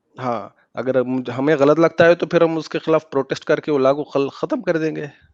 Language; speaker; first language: Hindi; native; Hindi